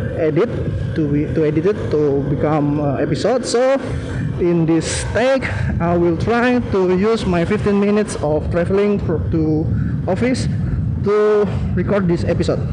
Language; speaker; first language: English; non-native, learner; Indonesian